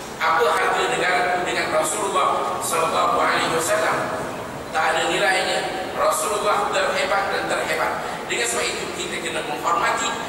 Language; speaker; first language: Malay; native; Malay